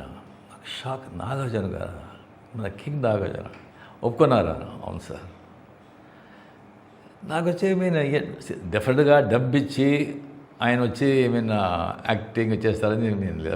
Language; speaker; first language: Telugu; non-native, fluent; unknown